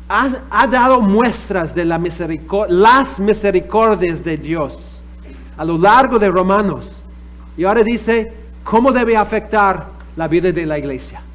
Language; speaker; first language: Spanish; non-native, fluent; English